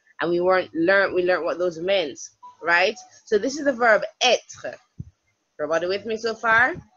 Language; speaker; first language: English; native; English